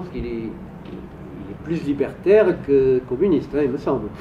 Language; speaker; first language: French; native; French